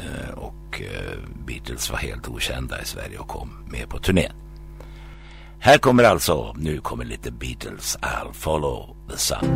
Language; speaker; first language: Swedish; native; Swedish